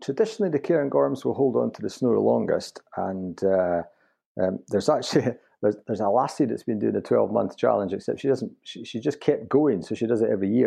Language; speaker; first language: English; native; English